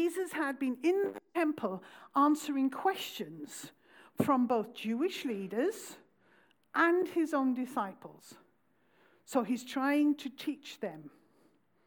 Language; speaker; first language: English; native; English